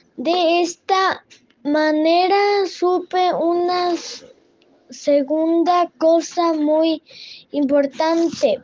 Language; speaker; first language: Spanish; non-native, learner; French